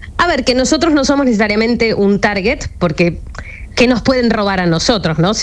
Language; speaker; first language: Spanish; native; Spanish